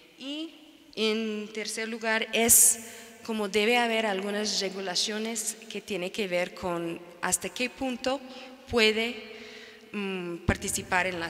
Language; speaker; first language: Spanish; non-native, fluent; English